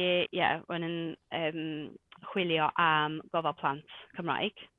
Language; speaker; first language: Welsh; non-native, local second language; English